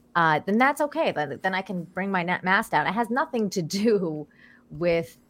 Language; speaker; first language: English; early bilingual, other home language; Persian